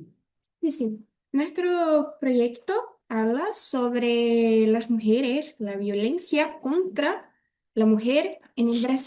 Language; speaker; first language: Spanish; non-native, learner; Portuguese